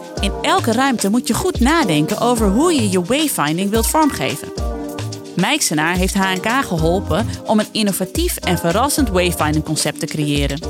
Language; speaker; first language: Dutch; native; Dutch